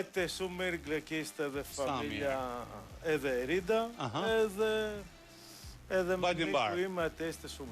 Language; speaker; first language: Albanian; non-native, learner; Greek